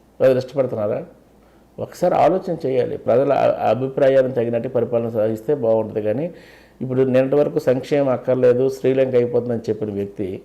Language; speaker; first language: Telugu; native; Telugu